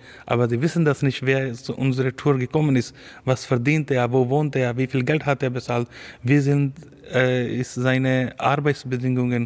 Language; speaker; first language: German; non-native, fluent; Urdu